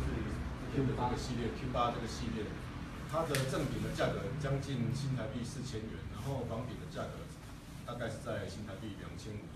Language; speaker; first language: Chinese; native; Chinese